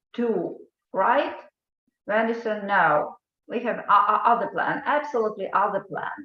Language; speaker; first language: English; non-native, fluent; Ukrainian